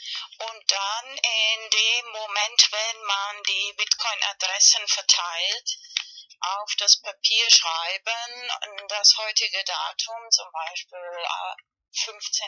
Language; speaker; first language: German; non-native, fluent; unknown